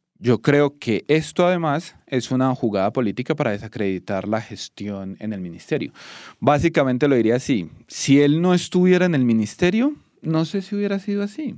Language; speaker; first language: Spanish; native; Spanish